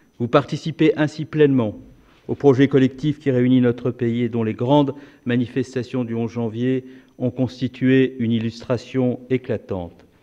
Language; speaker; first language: French; native; French